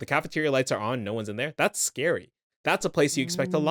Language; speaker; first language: English; native; English